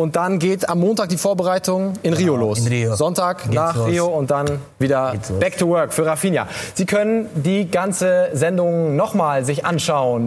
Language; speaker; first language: German; native; German